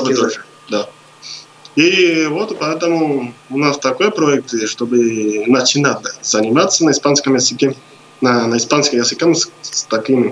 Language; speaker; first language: Russian; non-native, fluent; Spanish